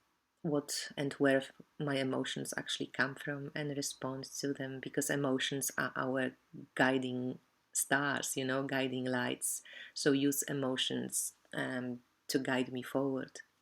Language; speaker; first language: English; non-native, fluent; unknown